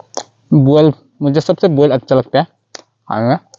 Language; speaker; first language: Hindi; non-native, local second language; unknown